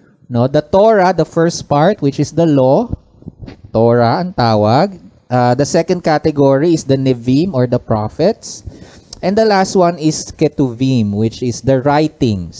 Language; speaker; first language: English; non-native, local second language; Filipino